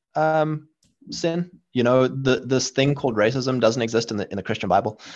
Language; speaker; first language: English; native; English